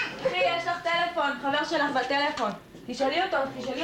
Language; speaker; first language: Hebrew; native; Hebrew